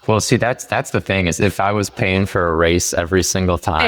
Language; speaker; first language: English; native; English